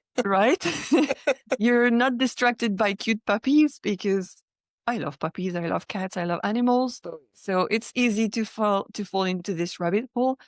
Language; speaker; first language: English; non-native, fluent; French